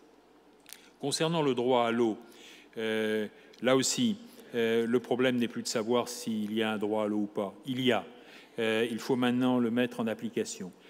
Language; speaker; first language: French; native; French